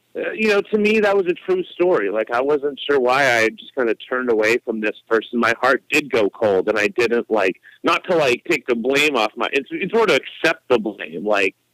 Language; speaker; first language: English; native; English